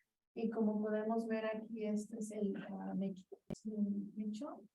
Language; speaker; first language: Spanish; early bilingual, heritage; Spanish